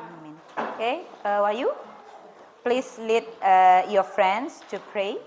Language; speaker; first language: English; non-native, fluent; Indonesian